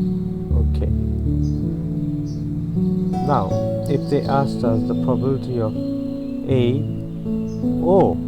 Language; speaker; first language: English; native; English